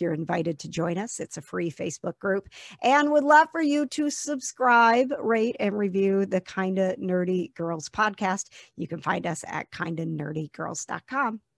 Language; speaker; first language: English; native; English